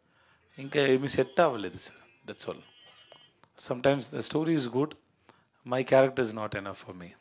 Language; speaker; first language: Telugu; non-native, learner; Tamil